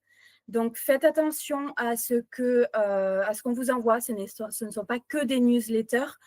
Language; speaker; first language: French; native; French